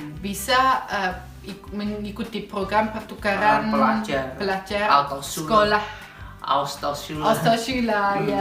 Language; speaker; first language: Indonesian; non-native, fluent; German